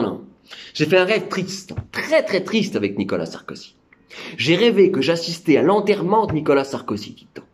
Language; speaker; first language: French; native; French